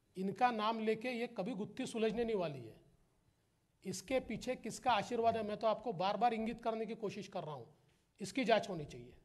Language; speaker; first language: Hindi; non-native, local second language; Marathi